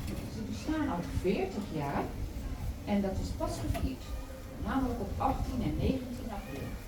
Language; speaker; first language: Dutch; native; Dutch